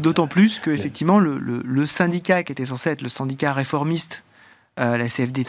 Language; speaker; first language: French; native; French